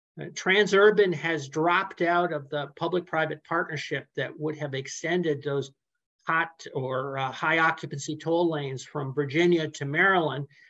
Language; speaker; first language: English; native; English